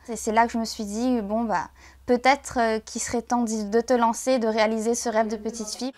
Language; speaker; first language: French; native; French